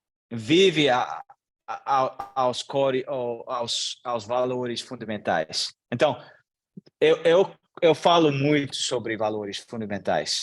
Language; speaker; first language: Portuguese; non-native, learner; English